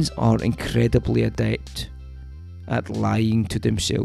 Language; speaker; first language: English; native; English